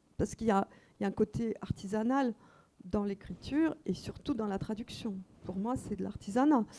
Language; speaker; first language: French; non-native, fluent; Russian